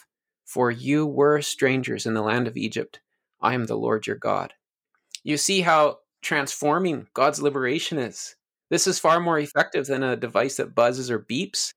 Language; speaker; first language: English; native; English